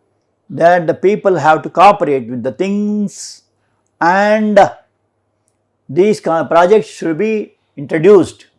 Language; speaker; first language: English; non-native, local second language; Kannada